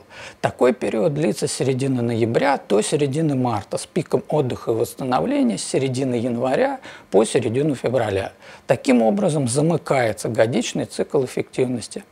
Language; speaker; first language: Russian; native; Russian